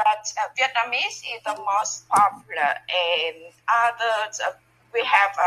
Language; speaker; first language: English; non-native, learner; Vietnamese